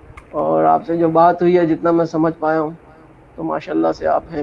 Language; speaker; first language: Hindi; non-native, fluent; Urdu